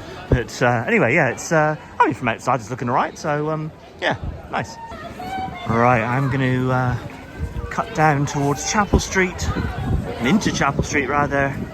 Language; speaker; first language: English; native; English